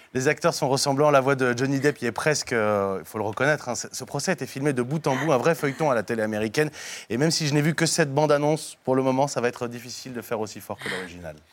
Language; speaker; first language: French; native; French